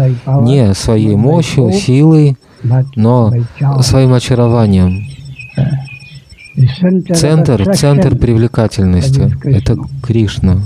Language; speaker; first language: Russian; native; Russian